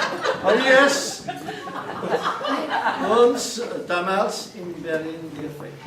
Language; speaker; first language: German; non-native, learner; English